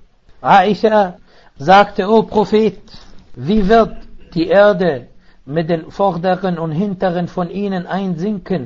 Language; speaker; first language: German; non-native, fluent; Arabic